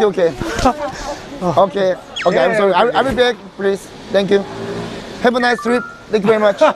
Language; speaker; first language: English; non-native, learner; Korean